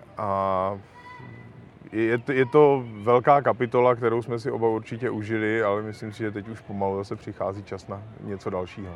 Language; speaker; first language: Czech; native; Czech